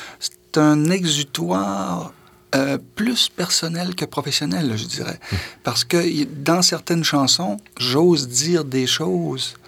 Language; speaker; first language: French; native; French